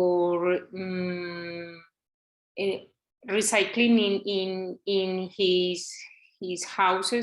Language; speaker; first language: English; non-native, learner; Spanish